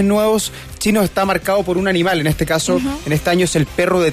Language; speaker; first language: Spanish; native; Spanish